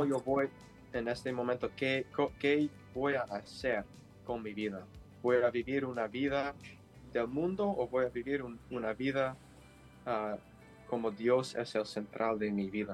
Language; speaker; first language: Spanish; non-native, learner; English